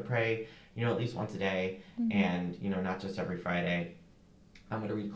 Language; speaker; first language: English; native; English